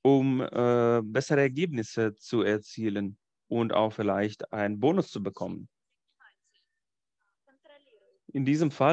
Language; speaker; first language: German; non-native, fluent; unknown